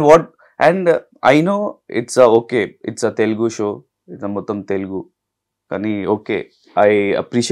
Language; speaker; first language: Telugu; non-native, learner; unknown